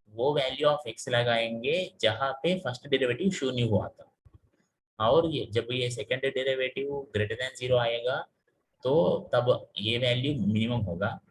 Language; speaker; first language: Hindi; non-native, local second language; Telugu